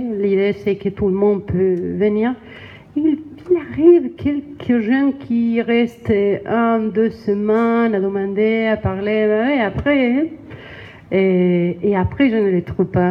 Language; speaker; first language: French; non-native, learner; Spanish